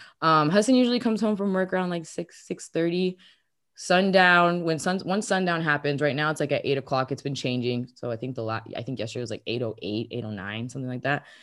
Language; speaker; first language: English; early bilingual, other home language; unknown